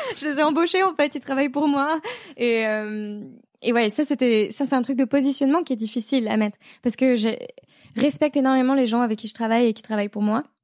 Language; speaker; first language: French; native; French